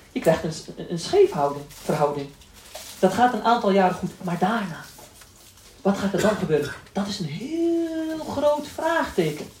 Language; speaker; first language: Dutch; early bilingual, other home language; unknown